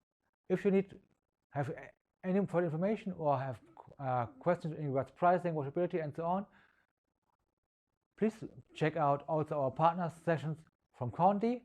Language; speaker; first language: English; non-native, fluent; German